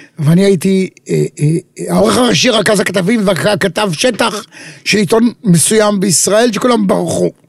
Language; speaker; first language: Hebrew; native; Hebrew